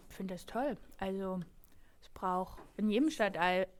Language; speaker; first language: German; native; German